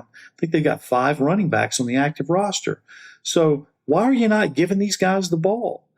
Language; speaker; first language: English; native; English